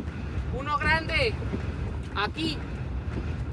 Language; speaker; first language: Spanish; native; Spanish